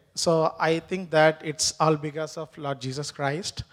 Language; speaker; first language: English; non-native, local second language; Tamil